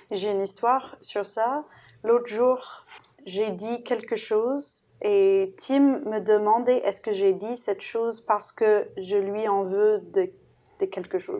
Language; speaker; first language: French; non-native, fluent; English